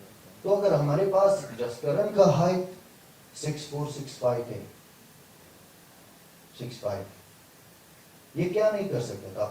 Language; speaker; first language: Hindi; non-native, fluent; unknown